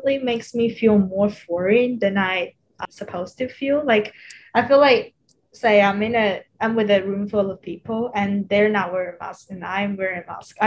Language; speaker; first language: English; non-native, fluent; Chinese